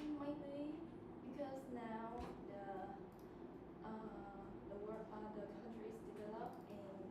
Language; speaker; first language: English; non-native, learner; Vietnamese